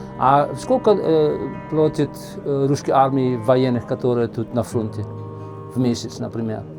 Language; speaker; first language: Russian; non-native, learner; Dutch